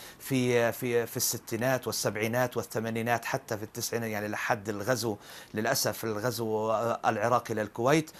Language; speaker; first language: Arabic; native; Arabic